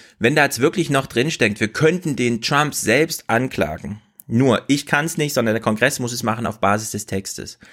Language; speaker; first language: German; native; German